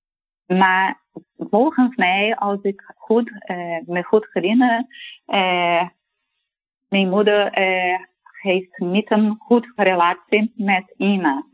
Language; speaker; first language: Dutch; non-native, learner; Portuguese